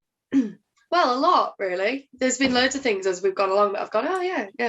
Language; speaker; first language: English; native; English